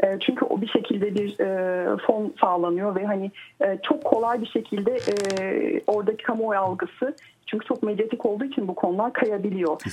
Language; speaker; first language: Turkish; native; Turkish